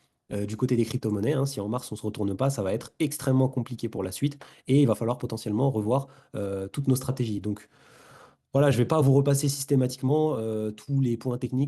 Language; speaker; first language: French; native; French